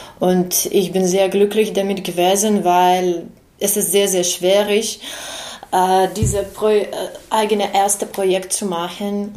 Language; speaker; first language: German; non-native, learner; Ukrainian